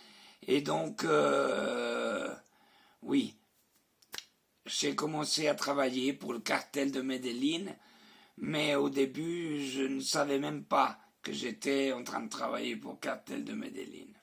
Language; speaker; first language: French; non-native, fluent; Spanish